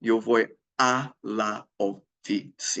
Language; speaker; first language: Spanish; non-native, fluent; English